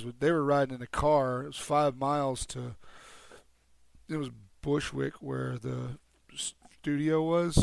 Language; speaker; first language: English; native; English